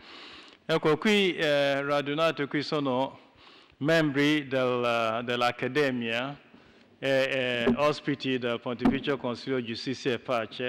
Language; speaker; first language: Italian; non-native, fluent; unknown